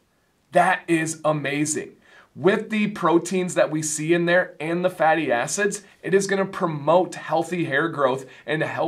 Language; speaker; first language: English; native; English